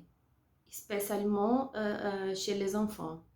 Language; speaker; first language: French; non-native, learner; Portuguese